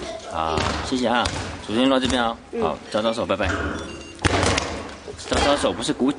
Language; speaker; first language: Chinese; native; Chinese